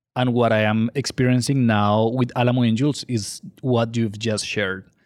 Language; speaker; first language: English; non-native, fluent; Spanish